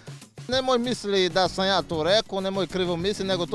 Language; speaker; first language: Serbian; non-native, learner; Portuguese